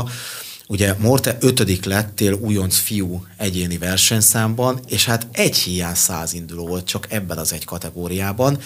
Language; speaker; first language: Hungarian; native; Hungarian